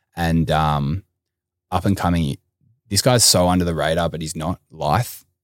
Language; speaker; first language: English; native; English